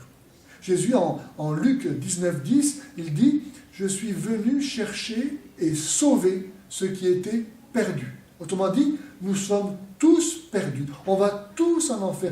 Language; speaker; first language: French; native; French